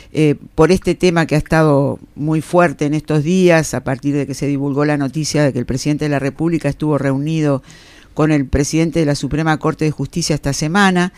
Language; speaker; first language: Spanish; native; Spanish